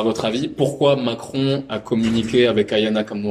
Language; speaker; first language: French; native; French